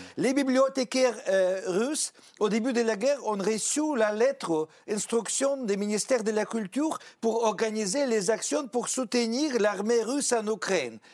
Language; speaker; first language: French; non-native, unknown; Russian